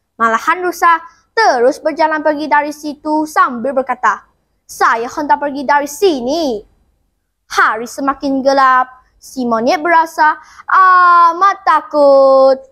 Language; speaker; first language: Malay; non-native, local second language; Chinese